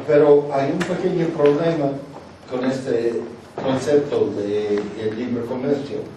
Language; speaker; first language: Spanish; non-native, fluent; English